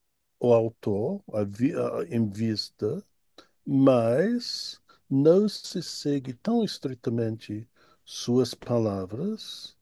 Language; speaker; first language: Portuguese; non-native, fluent; English